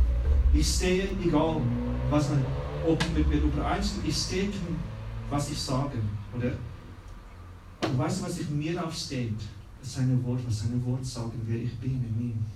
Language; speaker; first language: German; non-native, learner; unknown